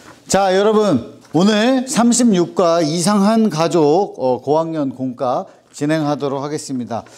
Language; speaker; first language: Korean; native; Korean